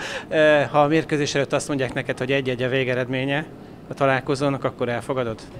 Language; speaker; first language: Hungarian; native; Hungarian